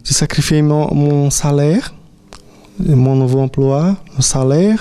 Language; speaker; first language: French; non-native, fluent; Portuguese